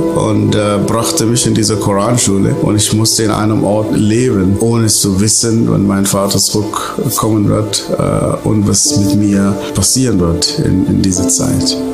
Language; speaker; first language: German; non-native, fluent; Arabic